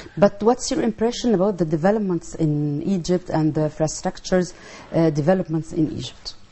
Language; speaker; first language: English; non-native, learner; Arabic